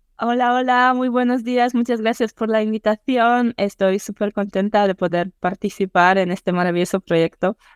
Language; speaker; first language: Spanish; non-native, fluent; Polish